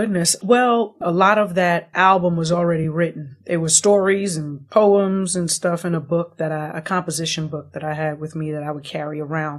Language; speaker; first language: English; native; English